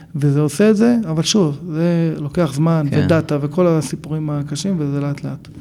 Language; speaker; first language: Hebrew; native; Hebrew